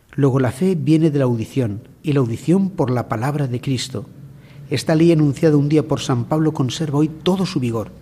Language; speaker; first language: Spanish; native; Spanish